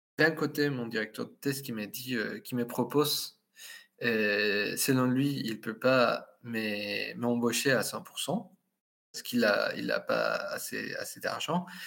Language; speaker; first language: French; non-native, fluent; Spanish